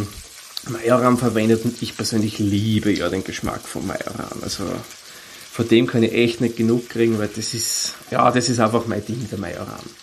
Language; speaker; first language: German; native; German